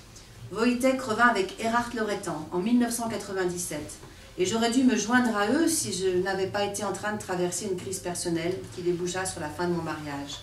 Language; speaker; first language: French; native; French